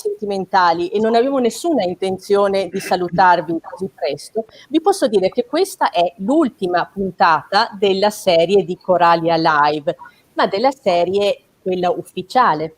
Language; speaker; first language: Italian; native; Italian